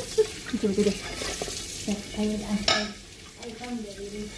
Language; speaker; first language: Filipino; non-native, learner; Indonesian